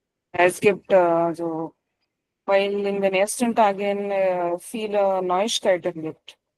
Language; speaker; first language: German; non-native, learner; Marathi